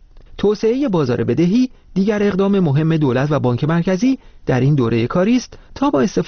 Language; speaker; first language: Persian; native; Persian